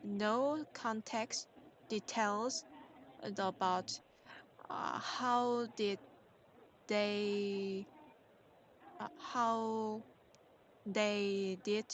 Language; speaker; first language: English; non-native, learner; Korean